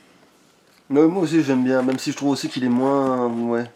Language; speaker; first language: French; native; French